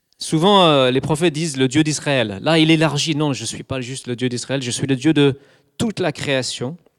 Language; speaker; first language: French; non-native, fluent; English